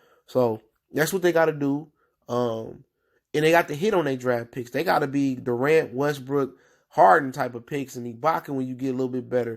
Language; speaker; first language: English; native; English